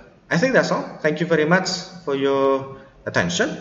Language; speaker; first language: English; non-native, fluent; Indonesian